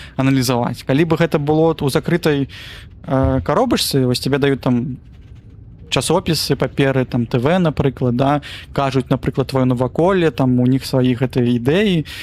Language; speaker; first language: Belarusian; non-native, local second language; Russian